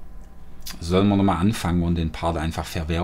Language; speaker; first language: German; native; German